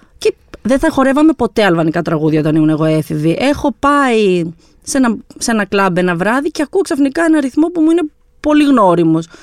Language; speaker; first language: Greek; early bilingual, other home language; Albanian